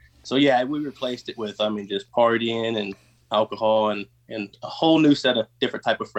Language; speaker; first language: English; native; English